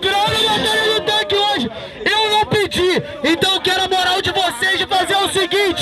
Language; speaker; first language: Portuguese; native; Portuguese